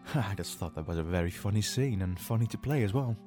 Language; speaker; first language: English; non-native, fluent; Dutch